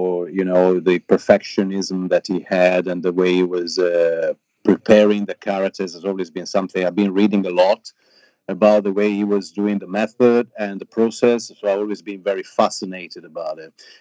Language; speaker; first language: English; non-native, fluent; Italian